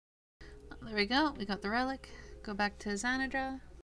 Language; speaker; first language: English; native; English